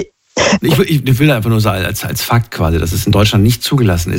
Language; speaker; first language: German; native; German